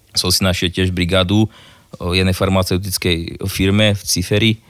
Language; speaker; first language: Slovak; native; Slovak